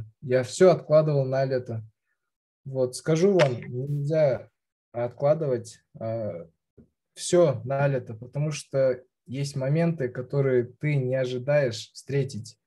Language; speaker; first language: Russian; non-native, local second language; Kazakh